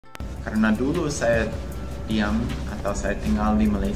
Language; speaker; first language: Indonesian; non-native, fluent; English